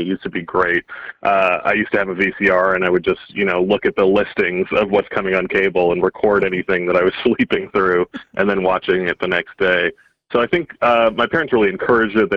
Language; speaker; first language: English; native; English